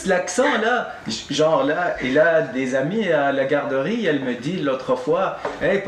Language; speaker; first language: French; non-native, local second language; Arabic